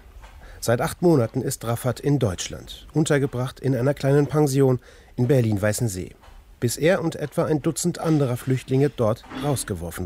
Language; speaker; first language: German; native; German